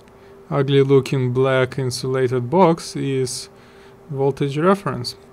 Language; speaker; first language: English; non-native, fluent; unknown